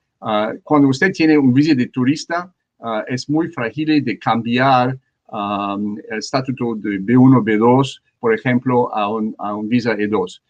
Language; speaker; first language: Spanish; non-native, learner; French